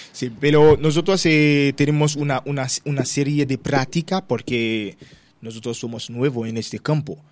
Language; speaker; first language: Spanish; non-native, learner; Haitian Creole